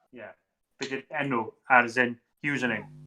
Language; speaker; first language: Welsh; native; Welsh